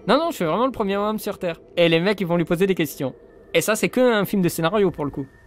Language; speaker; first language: French; native; French